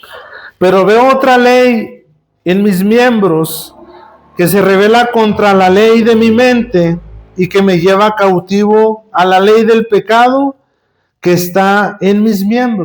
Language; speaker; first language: Spanish; native; Spanish